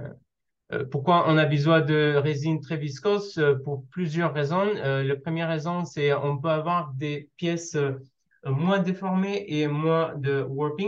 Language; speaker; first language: French; non-native, learner; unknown